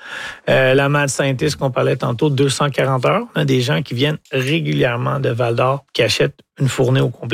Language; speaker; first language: French; native; French